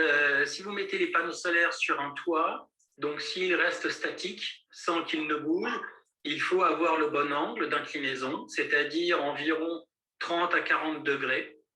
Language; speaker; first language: French; native; French